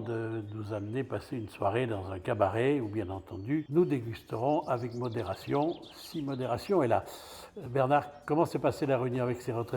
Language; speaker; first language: French; native; French